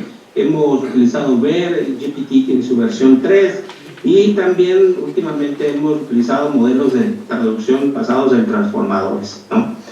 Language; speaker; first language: Spanish; native; Spanish